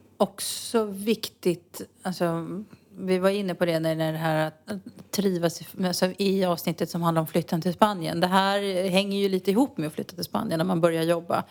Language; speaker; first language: Swedish; native; Swedish